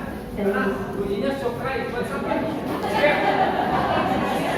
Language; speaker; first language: Indonesian; non-native, learner; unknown